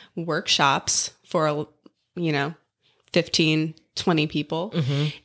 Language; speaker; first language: English; native; English